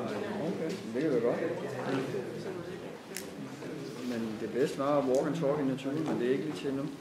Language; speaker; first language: Danish; native; Danish